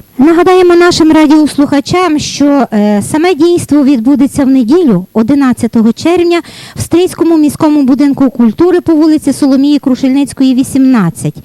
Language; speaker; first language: Ukrainian; native; Ukrainian